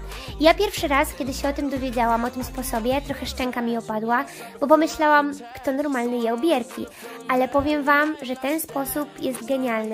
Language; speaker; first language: Polish; native; Polish